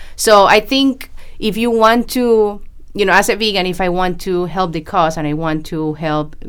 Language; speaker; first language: English; non-native, fluent; Spanish